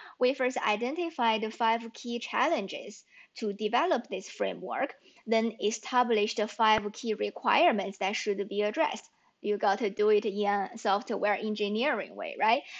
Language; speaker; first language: English; non-native, fluent; Chinese